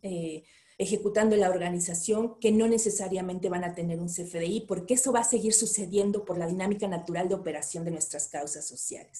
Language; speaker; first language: Spanish; native; Spanish